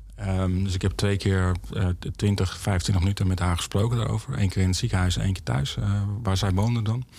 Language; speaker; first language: Dutch; native; Dutch